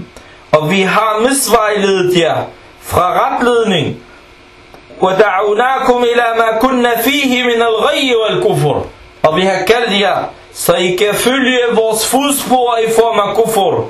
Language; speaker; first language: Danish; non-native, fluent; Arabic